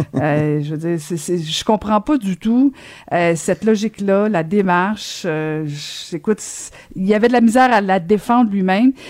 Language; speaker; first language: French; native; French